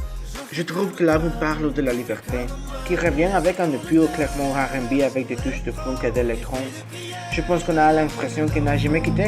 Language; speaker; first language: French; non-native, learner; Spanish